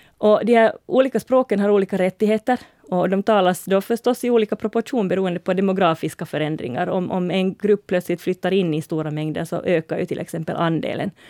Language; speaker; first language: Swedish; native; Swedish